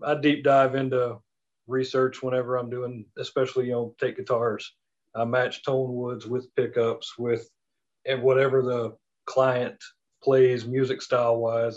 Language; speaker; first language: English; native; English